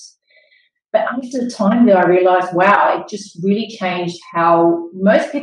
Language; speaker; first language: English; native; English